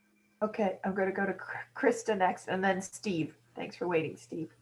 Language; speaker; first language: English; native; English